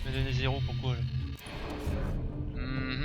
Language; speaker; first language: French; native; French